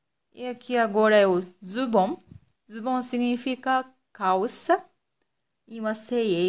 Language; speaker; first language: Portuguese; non-native, local second language; Japanese